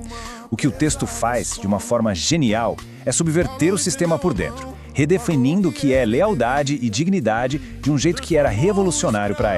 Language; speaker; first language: Portuguese; native; Portuguese